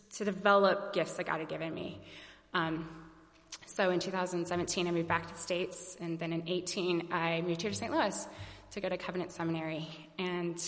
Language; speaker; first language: English; native; English